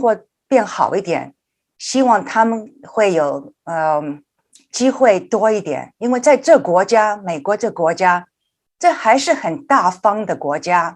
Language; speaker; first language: Chinese; early bilingual, heritage; Chinese